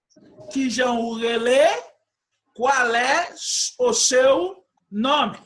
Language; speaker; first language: Portuguese; non-native, fluent; Haitian Creole